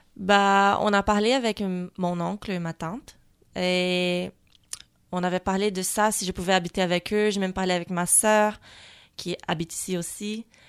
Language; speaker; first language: French; non-native, fluent; Portuguese